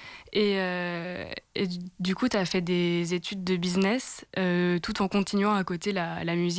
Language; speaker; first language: French; native; French